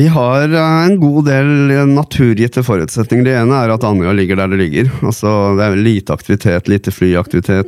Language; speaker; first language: Norwegian; native; Norwegian